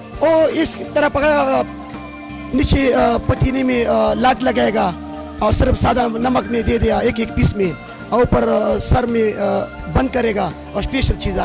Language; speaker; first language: Hindi; non-native, local second language; Pashto